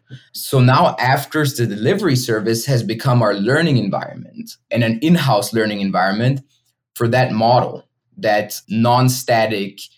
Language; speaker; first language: English; non-native, fluent; German